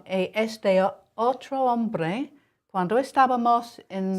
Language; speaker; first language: Spanish; non-native, learner; English